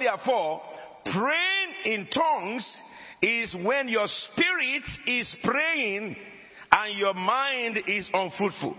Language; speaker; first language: English; non-native, local second language; Akan